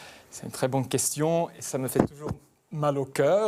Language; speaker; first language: French; native; French